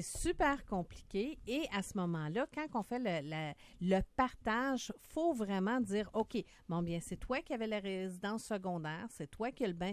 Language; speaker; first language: French; native; French